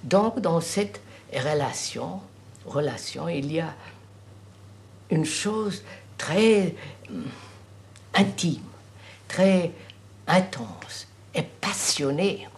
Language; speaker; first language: French; non-native, fluent; Telugu